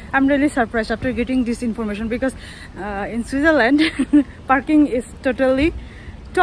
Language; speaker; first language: English; non-native, local second language; Bangla